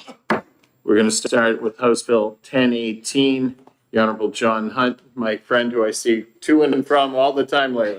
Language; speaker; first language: English; native; English